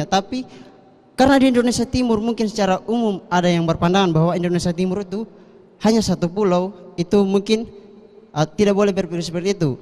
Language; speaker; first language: Indonesian; non-native, local second language; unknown